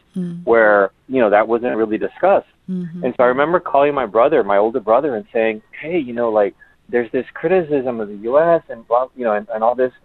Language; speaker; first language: English; early bilingual, other home language; Spanish